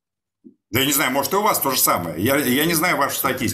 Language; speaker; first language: Russian; native; Russian